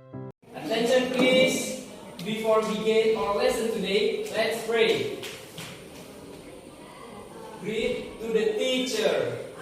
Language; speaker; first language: English; non-native, learner; Indonesian